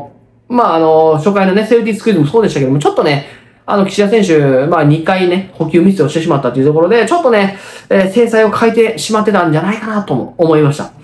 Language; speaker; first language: Japanese; native; Japanese